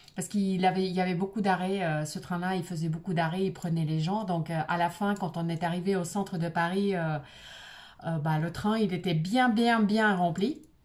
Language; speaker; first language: French; non-native, fluent; Russian